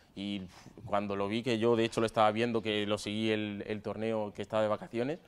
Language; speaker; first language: Spanish; native; Spanish